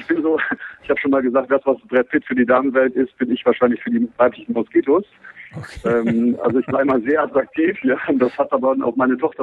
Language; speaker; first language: German; native; German